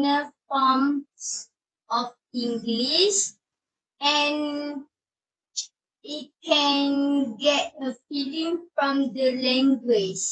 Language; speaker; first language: English; non-native, learner; Malay